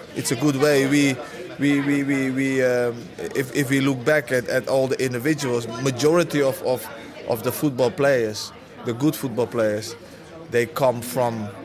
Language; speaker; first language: English; early bilingual, other home language; Dutch